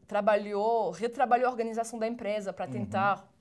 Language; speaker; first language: Portuguese; non-native, fluent; French